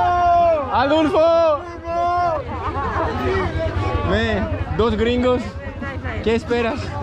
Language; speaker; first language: Spanish; non-native, learner; Greek